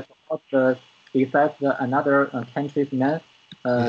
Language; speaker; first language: English; non-native, learner; Chinese